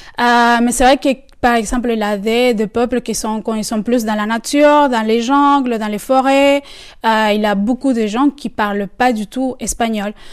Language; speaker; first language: French; non-native, fluent; Spanish